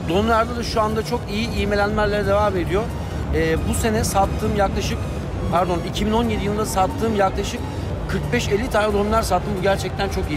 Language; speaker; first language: Turkish; native; Turkish